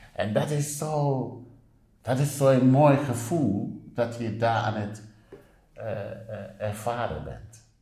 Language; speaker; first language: Dutch; non-native, fluent; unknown